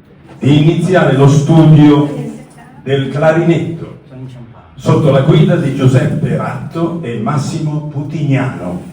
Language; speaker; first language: Italian; native; Italian